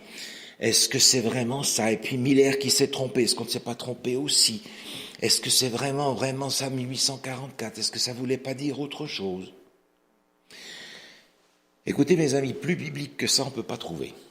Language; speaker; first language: French; native; French